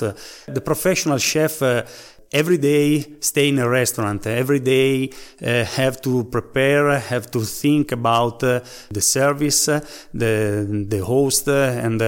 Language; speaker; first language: English; non-native, learner; Italian